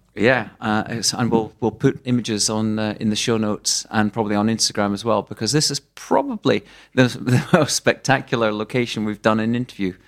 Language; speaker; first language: English; native; English